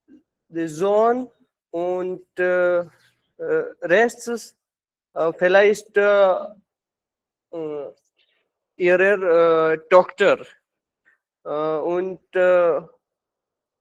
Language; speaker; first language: German; non-native, learner; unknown